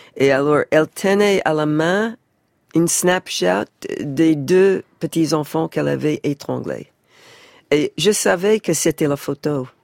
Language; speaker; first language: French; non-native, fluent; English